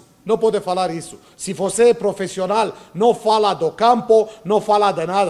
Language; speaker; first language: Portuguese; non-native, learner; Romanian